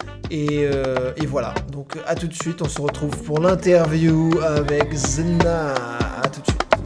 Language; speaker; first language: French; native; French